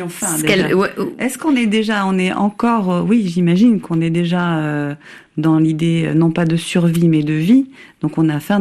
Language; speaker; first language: French; native; French